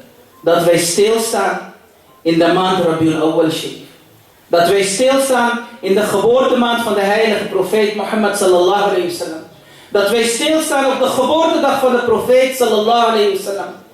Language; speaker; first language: Dutch; early bilingual, other home language; Urdu